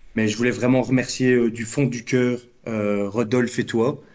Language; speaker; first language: French; native; French